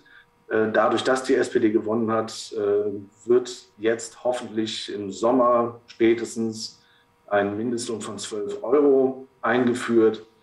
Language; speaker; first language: German; native; German